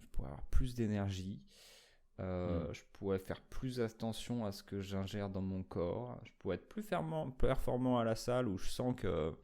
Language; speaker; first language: French; native; French